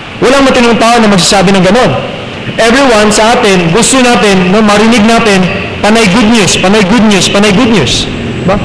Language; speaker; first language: Filipino; non-native, local second language; Cebuano